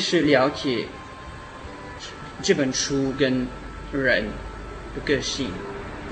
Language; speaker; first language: Chinese; non-native, learner; French